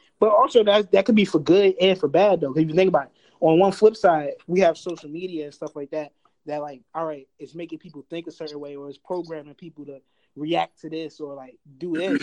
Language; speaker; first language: English; native; English